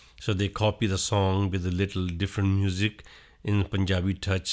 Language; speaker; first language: English; non-native, local second language; Hindi